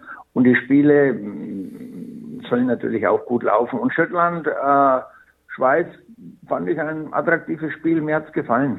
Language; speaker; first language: German; native; German